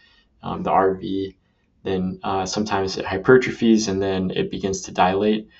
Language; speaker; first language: English; native; English